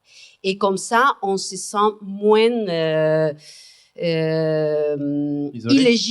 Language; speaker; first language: French; non-native, fluent; Spanish